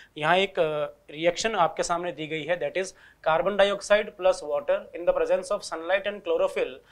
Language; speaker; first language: Hindi; native; Hindi